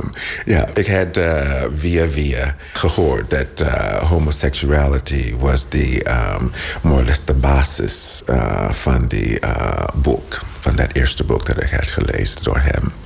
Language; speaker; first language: Dutch; non-native, learner; English